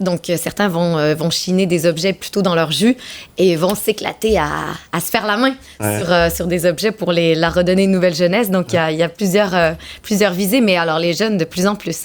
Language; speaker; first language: French; native; French